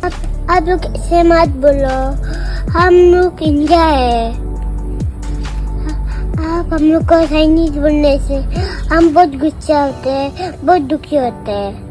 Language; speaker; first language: Hindi; non-native, local second language; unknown